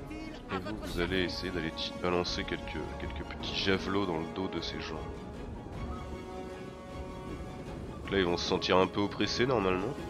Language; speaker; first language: French; native; French